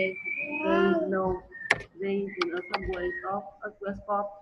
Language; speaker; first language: English; non-native, learner; Vietnamese